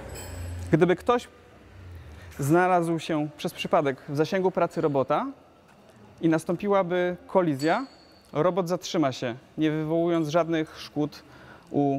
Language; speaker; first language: Polish; native; Polish